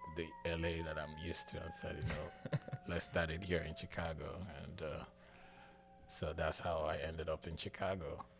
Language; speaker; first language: English; non-native, local second language; Igbo